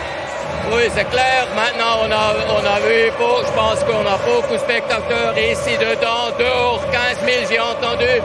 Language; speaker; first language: French; non-native, local second language; German